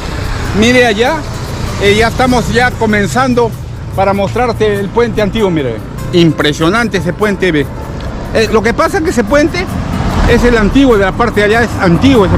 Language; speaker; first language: Spanish; native; Spanish